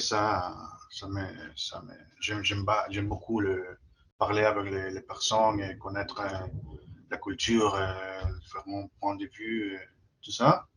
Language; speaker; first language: French; non-native, fluent; Spanish